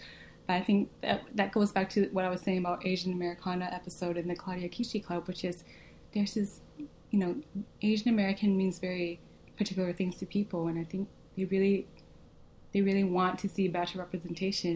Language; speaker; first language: English; early bilingual, other home language; Vietnamese